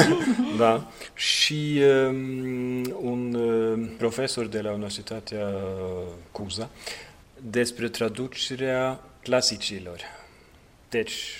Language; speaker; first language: Romanian; non-native, fluent; Norwegian